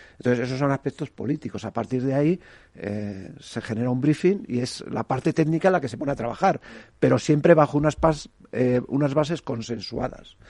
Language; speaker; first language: Spanish; native; Spanish